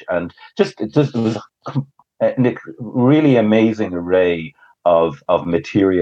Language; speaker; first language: English; native; English